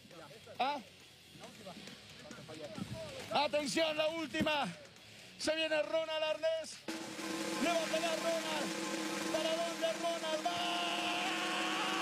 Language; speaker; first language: Spanish; native; Spanish